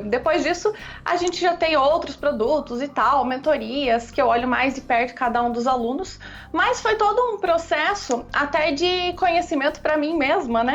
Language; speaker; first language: Portuguese; native; Portuguese